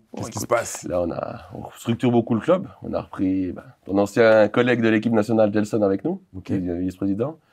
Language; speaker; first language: French; native; French